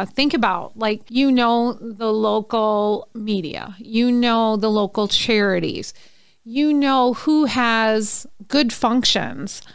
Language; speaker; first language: English; native; English